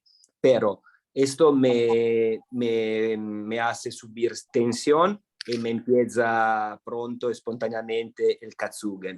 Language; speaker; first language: Spanish; non-native, fluent; Italian